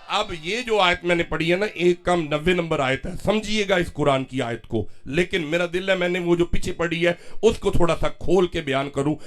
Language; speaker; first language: Urdu; non-native, local second language; Punjabi